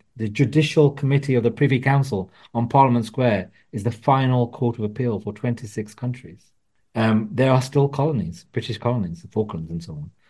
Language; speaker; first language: English; early bilingual, other home language; Punjabi